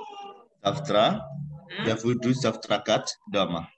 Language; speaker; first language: Russian; non-native, learner; Indonesian